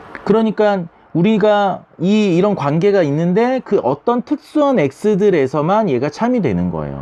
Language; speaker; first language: Korean; native; Korean